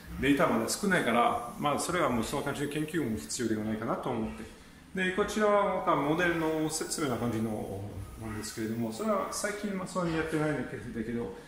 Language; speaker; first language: Japanese; non-native, fluent; French